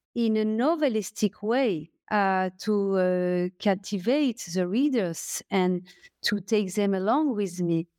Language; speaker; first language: English; non-native, fluent; French